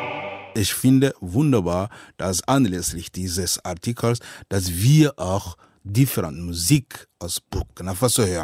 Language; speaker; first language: German; non-native, learner; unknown